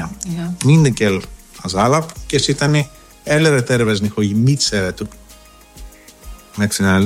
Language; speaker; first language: Hungarian; non-native, fluent; Greek